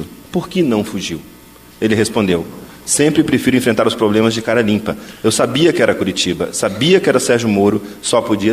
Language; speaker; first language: Portuguese; native; Portuguese